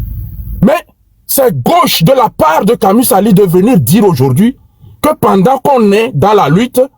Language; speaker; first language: French; non-native, local second language; Ewe